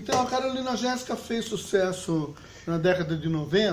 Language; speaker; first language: Portuguese; native; Portuguese